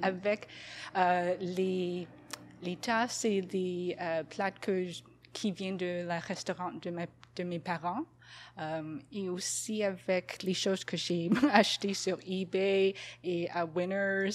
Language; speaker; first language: French; non-native, local second language; English